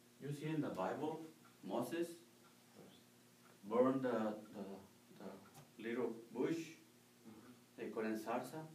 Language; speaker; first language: English; non-native, learner; Spanish